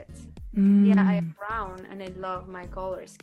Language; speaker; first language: English; non-native, fluent; Spanish